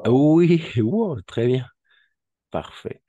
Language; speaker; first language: French; non-native, fluent; Spanish